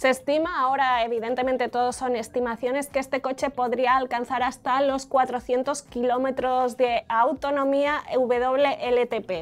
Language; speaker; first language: Spanish; native; Spanish